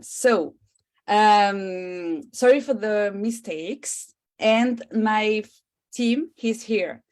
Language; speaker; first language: English; non-native, learner; French